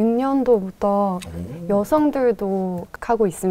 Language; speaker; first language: Korean; non-native, fluent; Norwegian